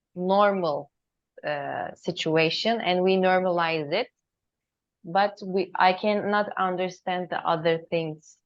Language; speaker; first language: English; non-native, learner; Turkish